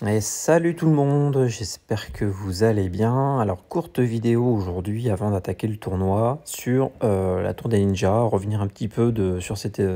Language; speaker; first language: French; native; French